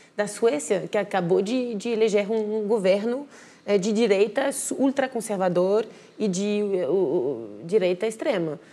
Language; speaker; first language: Portuguese; non-native, fluent; French